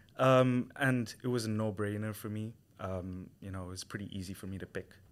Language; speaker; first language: English; non-native, local second language; Tamil